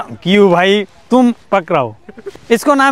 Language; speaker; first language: Hindi; non-native, learner; Bangla